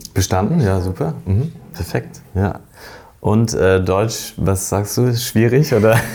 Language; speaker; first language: German; native; German